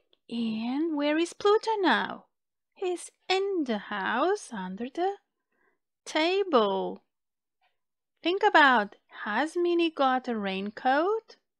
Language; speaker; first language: English; non-native, fluent; Macedonian